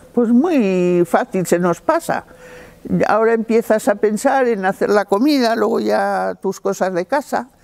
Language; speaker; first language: Spanish; native; Spanish